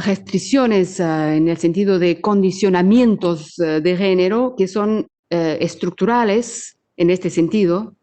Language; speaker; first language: Spanish; non-native, fluent; Portuguese